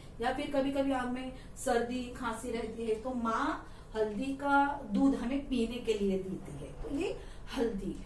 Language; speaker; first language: Hindi; non-native, local second language; Marathi